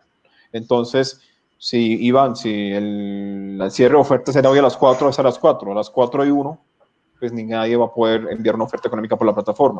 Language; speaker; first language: Spanish; native; Spanish